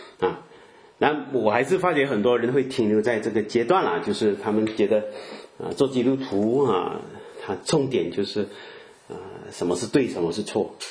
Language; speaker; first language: Chinese; native; Chinese